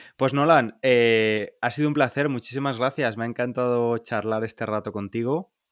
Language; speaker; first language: Spanish; native; Spanish